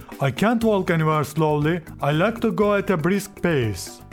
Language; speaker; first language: English; non-native, fluent; Turkish